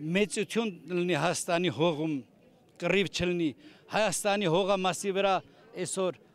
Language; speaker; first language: Armenian; non-native, local second language; Kurdish